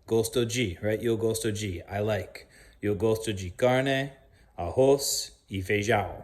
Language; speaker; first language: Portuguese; non-native, learner; English